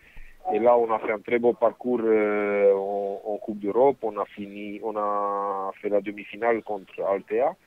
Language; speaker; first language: French; non-native, fluent; Romanian